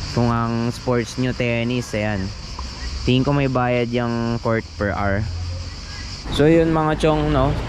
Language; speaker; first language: Filipino; native; Filipino